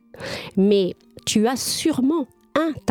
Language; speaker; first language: French; native; French